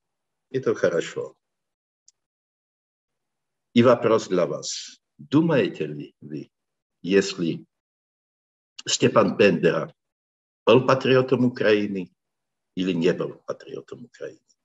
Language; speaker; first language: Russian; non-native, learner; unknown